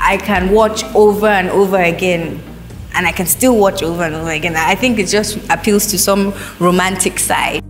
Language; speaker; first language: English; non-native, local second language; Yoruba